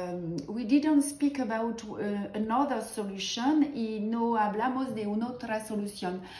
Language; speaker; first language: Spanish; non-native, learner; French